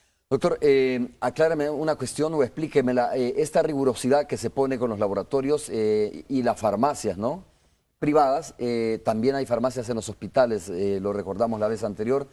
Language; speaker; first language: Spanish; native; Spanish